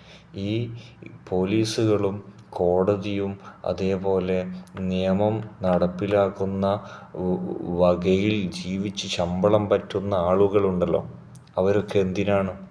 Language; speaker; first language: Malayalam; native; Malayalam